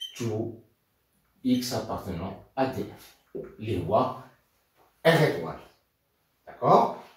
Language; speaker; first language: French; non-native, local second language; Arabic